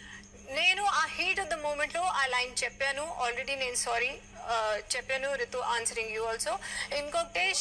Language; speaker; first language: Telugu; non-native, learner; Hindi